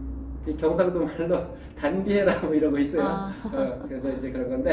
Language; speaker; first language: Korean; native; Korean